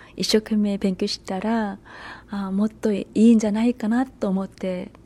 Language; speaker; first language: Japanese; non-native, learner; Korean